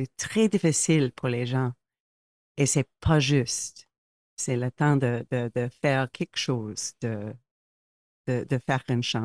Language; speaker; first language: French; non-native, local second language; English